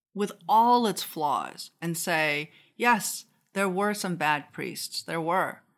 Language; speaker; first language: English; non-native, fluent; Korean